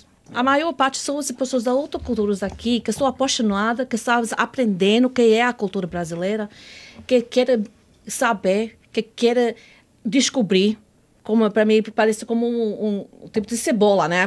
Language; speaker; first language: Portuguese; non-native, fluent; English